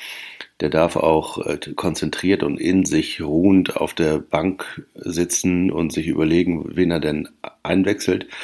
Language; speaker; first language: German; native; German